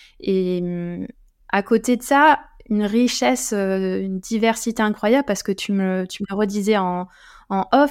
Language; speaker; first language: French; native; French